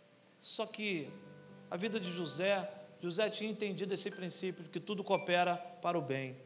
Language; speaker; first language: Portuguese; native; Portuguese